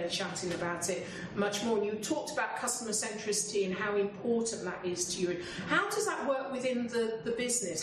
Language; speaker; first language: English; native; English